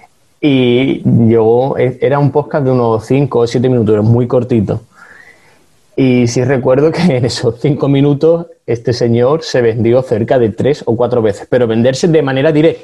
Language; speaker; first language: Spanish; native; Spanish